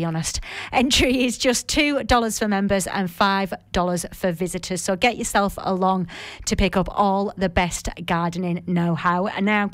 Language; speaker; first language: English; native; English